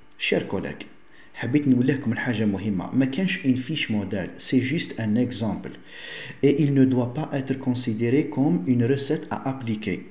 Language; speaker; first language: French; non-native, local second language; Arabic